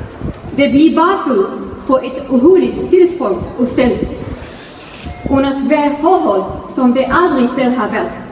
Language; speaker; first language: Danish; non-native, fluent; Arabic